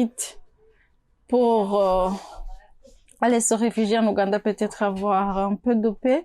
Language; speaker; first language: French; non-native, local second language; Rundi